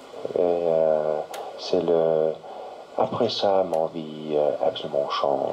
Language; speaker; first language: French; non-native, learner; English